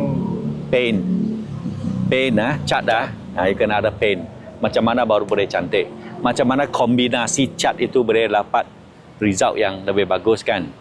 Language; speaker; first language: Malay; non-native, local second language; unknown